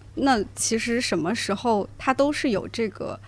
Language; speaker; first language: Chinese; native; Chinese